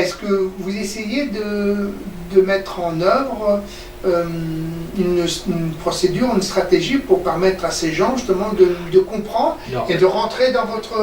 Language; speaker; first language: French; native; French